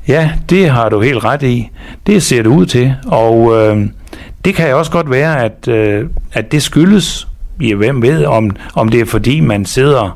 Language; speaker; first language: Danish; native; Danish